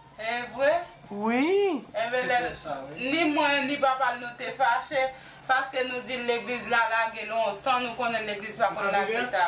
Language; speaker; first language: French; non-native, local second language; Haitian Creole